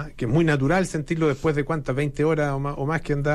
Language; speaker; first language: Spanish; native; Spanish